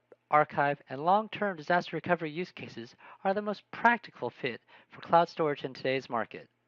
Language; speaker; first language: English; native; English